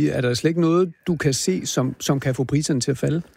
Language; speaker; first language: Danish; native; Danish